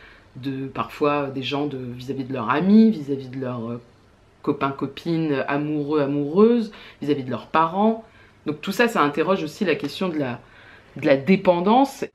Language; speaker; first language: French; native; French